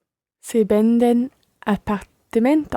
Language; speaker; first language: Spanish; non-native, learner; English